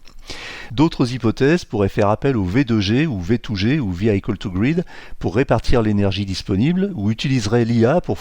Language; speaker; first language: French; native; French